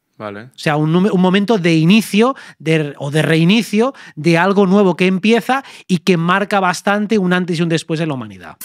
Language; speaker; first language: Spanish; native; Spanish